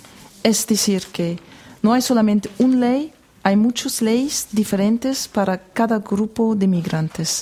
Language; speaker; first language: Spanish; non-native, fluent; German